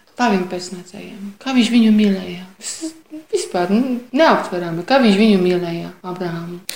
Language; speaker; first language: Latvian; non-native, fluent; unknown